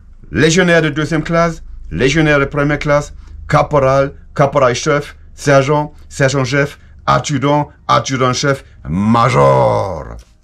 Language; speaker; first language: French; non-native, fluent; German